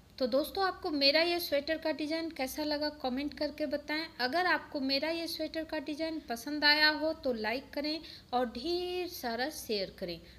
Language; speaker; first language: Hindi; native; Hindi